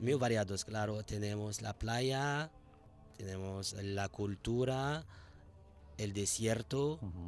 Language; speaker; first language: Spanish; non-native, fluent; Arabic